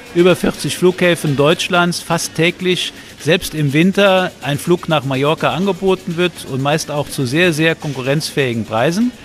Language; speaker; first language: German; native; German